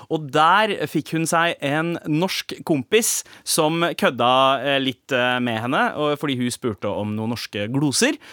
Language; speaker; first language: Norwegian; early bilingual, other home language; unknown